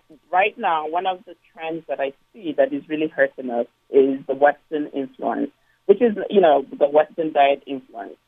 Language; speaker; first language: English; non-native, local second language; Igbo